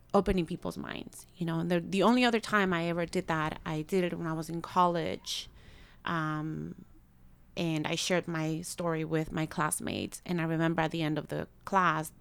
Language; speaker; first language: English; early bilingual, other home language; Spanish